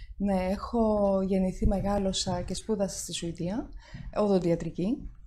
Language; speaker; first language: Greek; early bilingual, heritage; Greek